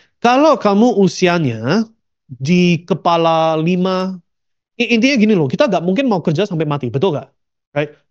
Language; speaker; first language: Indonesian; early bilingual, heritage; Indonesian